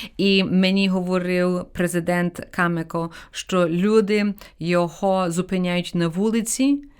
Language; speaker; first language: Ukrainian; early bilingual, heritage; Ukrainian